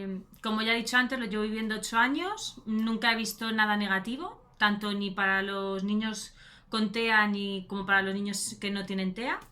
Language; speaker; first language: Spanish; native; Spanish